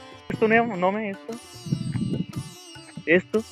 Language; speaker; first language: Portuguese; non-native, learner; Bangla